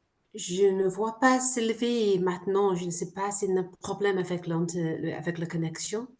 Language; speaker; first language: French; non-native, fluent; English